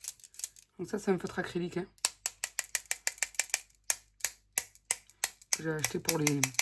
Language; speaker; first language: French; native; French